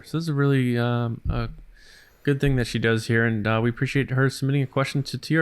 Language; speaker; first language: English; native; English